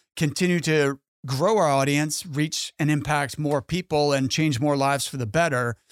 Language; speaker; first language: English; native; English